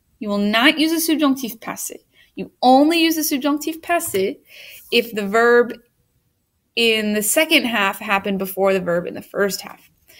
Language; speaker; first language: English; native; English